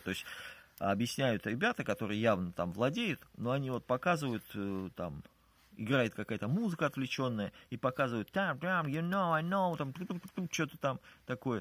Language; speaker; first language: Russian; native; Russian